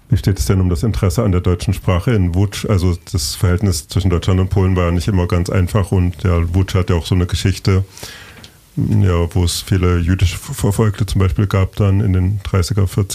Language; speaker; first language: German; native; German